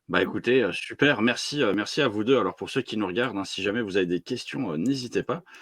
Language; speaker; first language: French; native; French